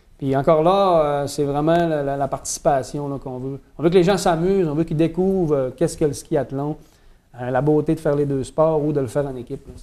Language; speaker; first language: French; native; French